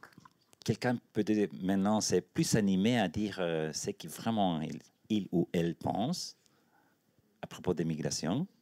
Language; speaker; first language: French; non-native, learner; Spanish